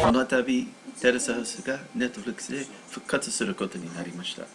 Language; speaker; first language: Japanese; non-native, fluent; English